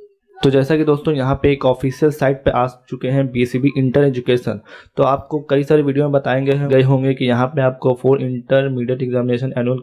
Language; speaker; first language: Hindi; native; Hindi